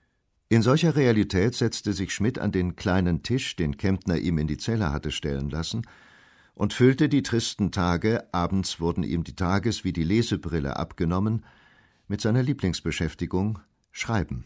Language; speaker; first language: German; native; German